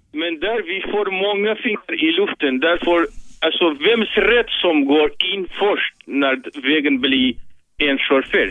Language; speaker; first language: Swedish; non-native, learner; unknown